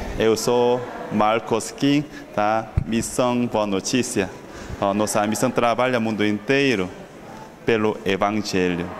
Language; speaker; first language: Portuguese; non-native, fluent; Korean